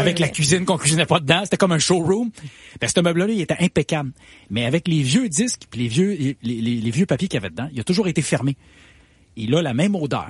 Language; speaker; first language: French; native; French